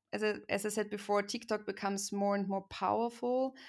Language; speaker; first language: English; non-native, fluent; German